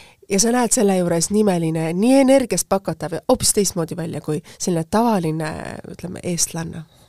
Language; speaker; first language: Estonian; native; Estonian